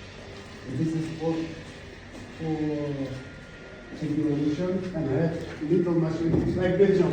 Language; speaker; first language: English; non-native, learner; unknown